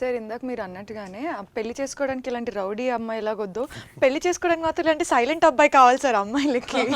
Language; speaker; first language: Telugu; native; Telugu